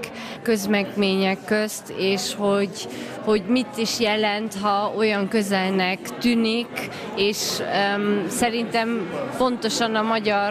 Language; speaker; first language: Hungarian; early bilingual, heritage; German